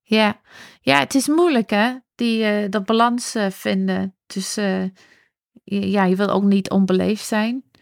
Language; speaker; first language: Dutch; non-native, fluent; English